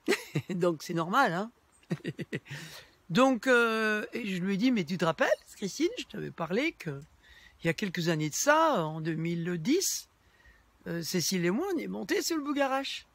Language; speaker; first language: French; native; French